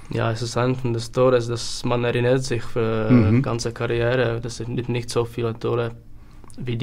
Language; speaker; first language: German; non-native, learner; Czech